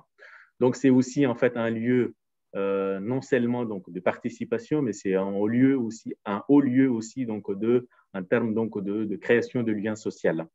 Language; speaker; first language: French; native; French